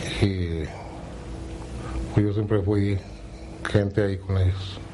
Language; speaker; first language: Spanish; native; Spanish